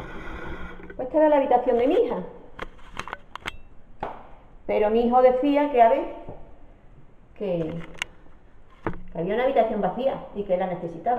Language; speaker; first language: Spanish; native; Spanish